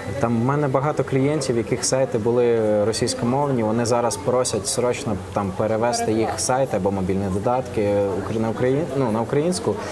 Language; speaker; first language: Ukrainian; non-native, local second language; Russian